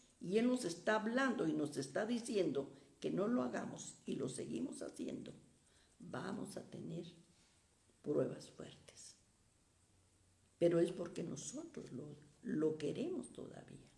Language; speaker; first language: Spanish; native; Spanish